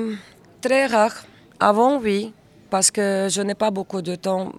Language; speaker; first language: French; non-native, fluent; Russian